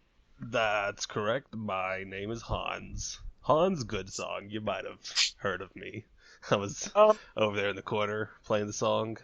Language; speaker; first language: English; native; English